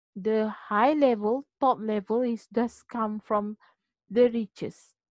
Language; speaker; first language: English; non-native, local second language; Malay